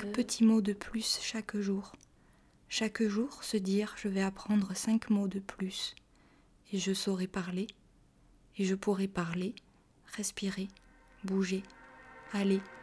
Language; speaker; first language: French; native; French